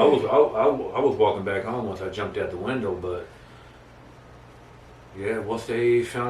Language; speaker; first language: English; native; English